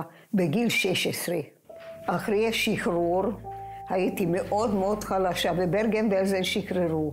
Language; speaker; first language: Hebrew; non-native, fluent; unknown